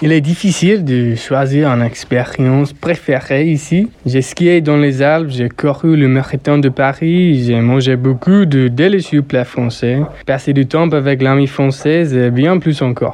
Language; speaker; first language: French; non-native, fluent; English